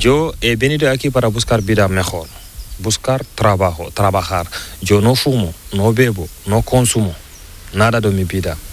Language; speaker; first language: Spanish; non-native, learner; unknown